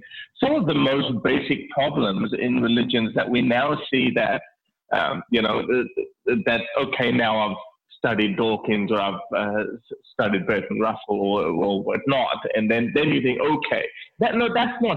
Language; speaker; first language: English; non-native, local second language; Urdu